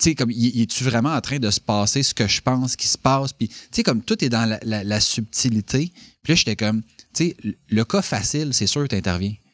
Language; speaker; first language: French; native; French